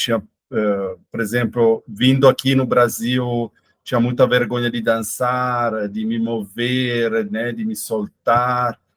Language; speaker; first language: Portuguese; non-native, fluent; Italian